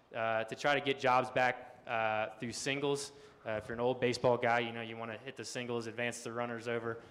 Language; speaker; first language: English; native; English